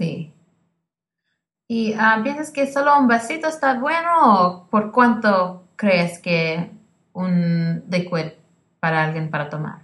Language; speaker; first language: Spanish; early bilingual, heritage; English